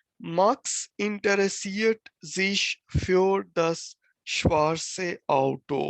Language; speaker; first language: German; non-native, fluent; Urdu